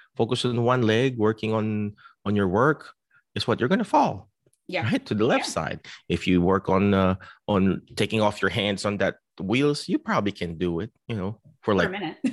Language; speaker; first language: English; non-native, local second language; Filipino